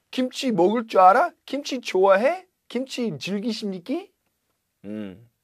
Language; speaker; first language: Korean; non-native, fluent; English